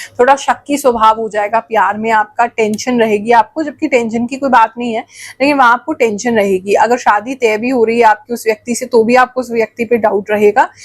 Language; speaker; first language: Hindi; native; Hindi